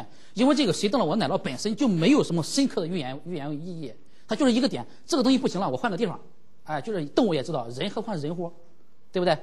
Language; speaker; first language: Chinese; native; Chinese